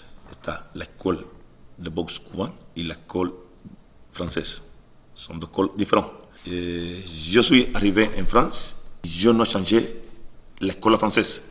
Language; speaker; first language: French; non-native, learner; Spanish